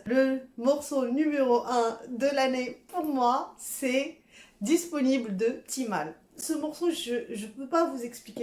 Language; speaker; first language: French; native; French